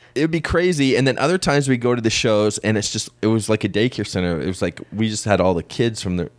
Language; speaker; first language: English; native; English